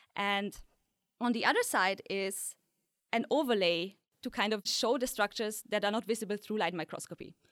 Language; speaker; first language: English; early bilingual, other home language; Polish